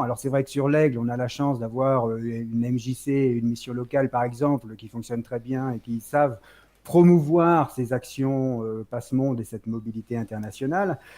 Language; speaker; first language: French; native; French